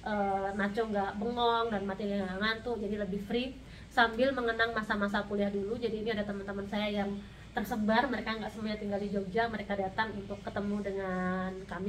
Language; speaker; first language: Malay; non-native, local second language; Javanese